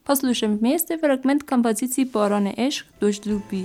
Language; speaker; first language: Russian; non-native, fluent; Persian